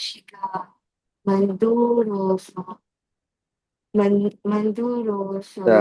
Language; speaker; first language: Korean; non-native, learner; Filipino